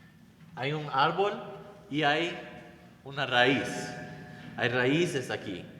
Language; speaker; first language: Spanish; non-native, fluent; English